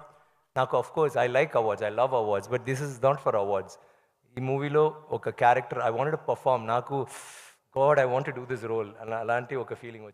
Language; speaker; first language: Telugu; non-native, learner; Tamil